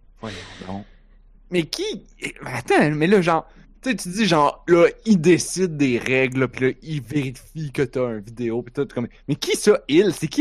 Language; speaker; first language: French; native; French